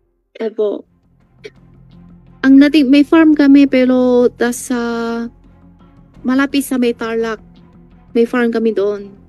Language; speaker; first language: Filipino; non-native, learner; Chinese